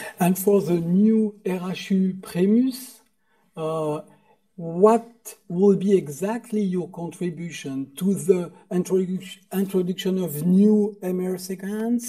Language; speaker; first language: English; non-native, fluent; French